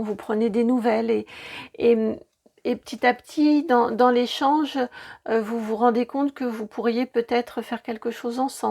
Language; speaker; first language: French; native; French